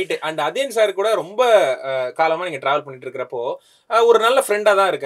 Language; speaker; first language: Tamil; native; Tamil